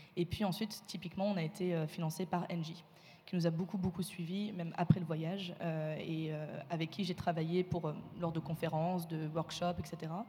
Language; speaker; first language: French; native; French